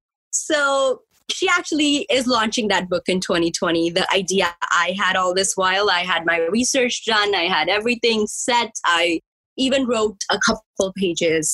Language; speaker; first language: English; early bilingual, other home language; Punjabi